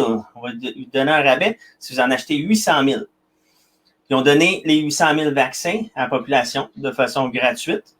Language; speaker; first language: French; native; French